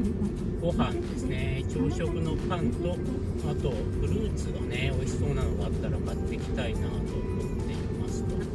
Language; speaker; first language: Japanese; native; Japanese